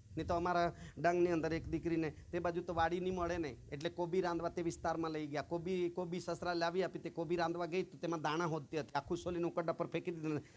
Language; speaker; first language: Gujarati; non-native, local second language; Kukna